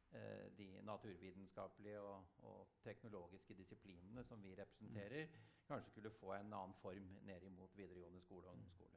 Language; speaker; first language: Norwegian; native; Norwegian